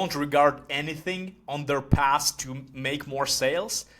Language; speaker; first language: English; non-native, fluent; Ukrainian